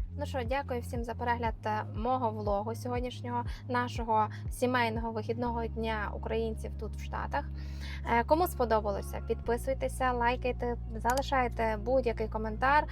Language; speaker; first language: Ukrainian; native; Ukrainian